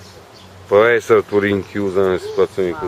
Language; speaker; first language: Italian; native; Italian